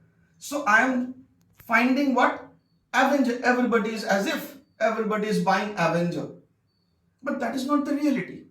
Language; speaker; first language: English; non-native, local second language; Bangla